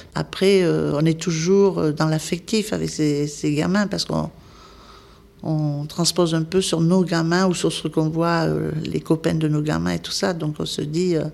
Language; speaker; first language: French; native; French